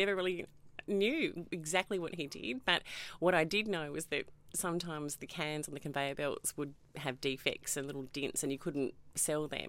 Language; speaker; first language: English; native; English